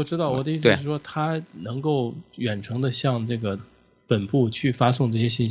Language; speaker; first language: Chinese; native; Chinese